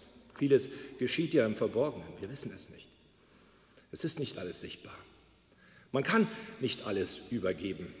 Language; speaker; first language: German; native; German